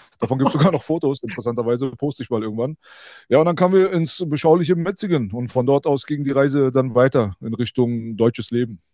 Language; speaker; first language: German; early bilingual, other home language; Persian